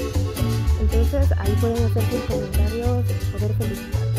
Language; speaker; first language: Spanish; native; Spanish